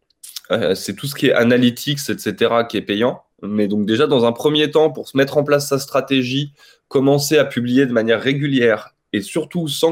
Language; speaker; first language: French; native; French